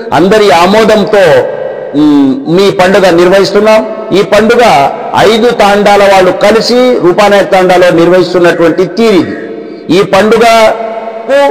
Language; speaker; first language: Telugu; non-native, local second language; Lambadi